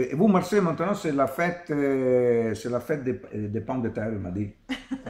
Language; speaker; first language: French; non-native, learner; Italian